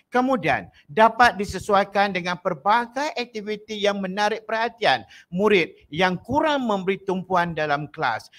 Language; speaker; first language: Malay; native; Malay